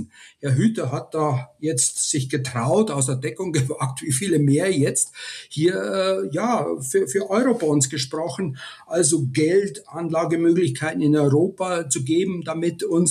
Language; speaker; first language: German; native; German